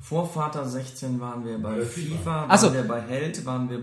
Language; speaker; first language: German; native; German